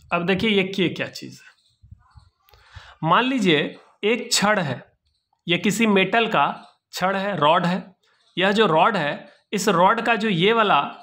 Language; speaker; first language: Hindi; native; Hindi